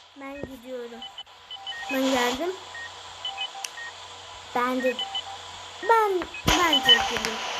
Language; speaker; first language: Turkish; early bilingual, heritage; Turkish